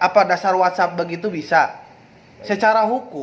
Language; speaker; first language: Indonesian; native; Indonesian